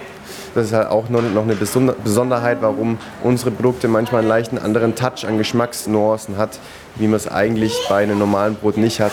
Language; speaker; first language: German; native; German